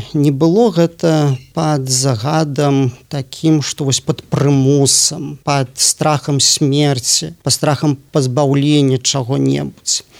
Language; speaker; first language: Belarusian; native; Belarusian